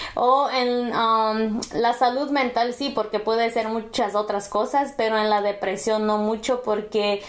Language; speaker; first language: Spanish; early bilingual, heritage; Spanish